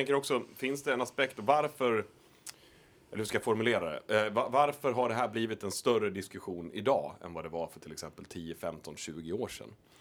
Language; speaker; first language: Swedish; native; Swedish